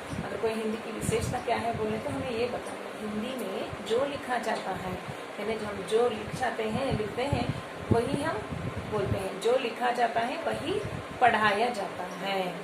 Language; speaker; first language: Hindi; non-native, local second language; Telugu